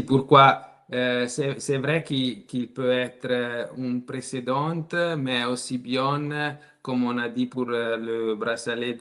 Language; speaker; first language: French; non-native, learner; Italian